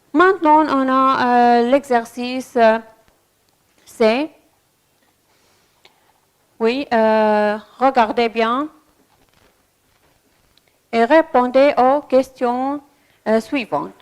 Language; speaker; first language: French; non-native, fluent; Arabic